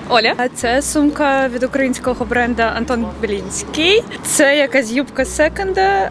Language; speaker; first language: Ukrainian; non-native, local second language; Russian